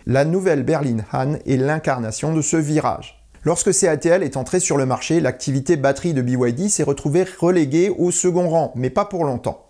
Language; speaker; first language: French; native; French